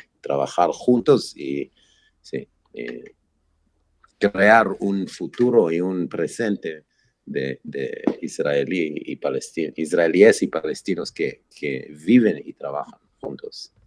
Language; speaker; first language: Spanish; non-native, fluent; Hebrew